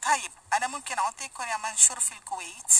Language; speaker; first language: Arabic; non-native, fluent; Malay